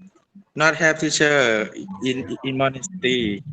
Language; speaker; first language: English; non-native, learner; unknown